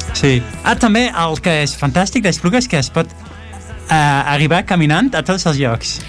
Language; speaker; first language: Catalan; non-native, fluent; Dutch